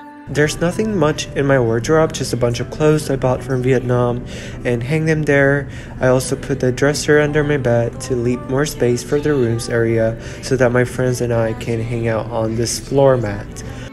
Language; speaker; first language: English; non-native, fluent; Vietnamese